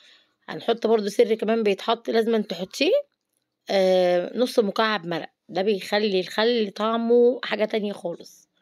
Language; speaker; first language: Arabic; native; Arabic